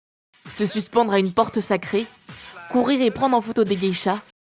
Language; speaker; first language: French; native; French